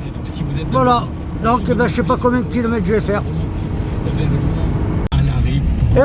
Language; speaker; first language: French; native; French